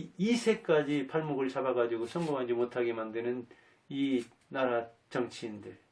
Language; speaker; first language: Korean; native; Korean